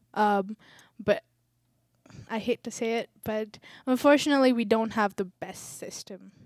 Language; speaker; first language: English; non-native, local second language; Telugu